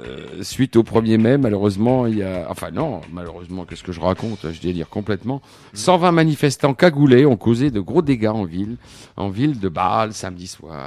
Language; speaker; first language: French; native; French